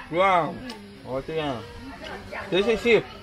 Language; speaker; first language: Chinese; non-native, learner; Rundi